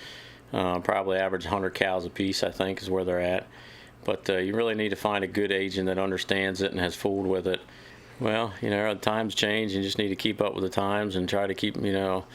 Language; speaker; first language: English; native; English